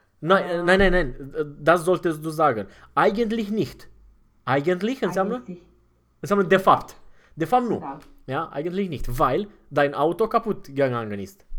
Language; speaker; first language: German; non-native, fluent; Romanian